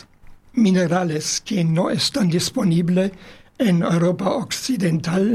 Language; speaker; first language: Spanish; non-native, fluent; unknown